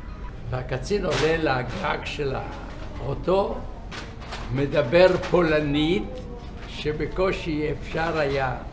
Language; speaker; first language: Hebrew; non-native, fluent; Yiddish